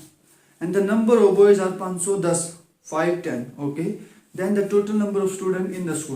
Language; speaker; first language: Hindi; native; Hindi